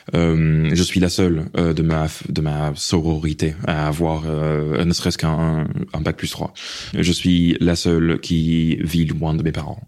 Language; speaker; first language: French; non-native, fluent; English